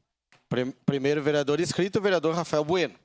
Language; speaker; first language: Portuguese; native; Portuguese